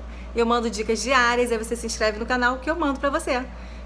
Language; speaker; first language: Portuguese; native; Portuguese